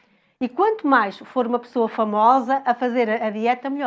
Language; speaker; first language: Portuguese; native; Portuguese